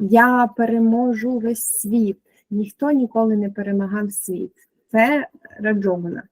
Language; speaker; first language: Ukrainian; native; Ukrainian